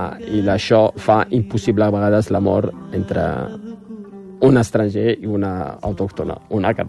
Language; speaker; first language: Catalan; non-native, fluent; Riffian